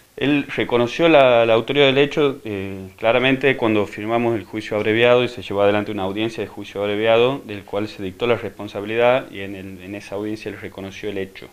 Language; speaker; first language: Spanish; native; Spanish